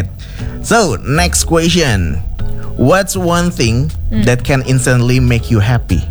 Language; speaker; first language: English; non-native, fluent; Indonesian